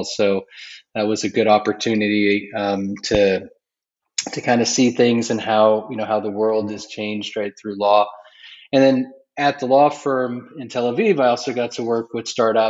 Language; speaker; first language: English; native; English